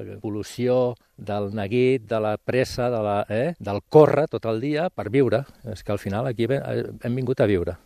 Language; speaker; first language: Catalan; native; Catalan